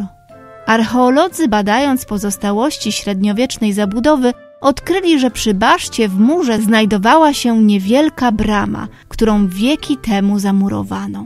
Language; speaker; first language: Polish; native; Polish